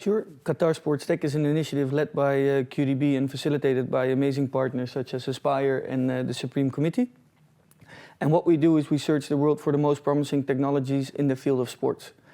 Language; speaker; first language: English; non-native, fluent; Dutch